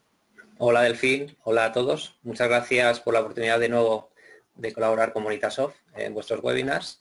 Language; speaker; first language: Spanish; native; Spanish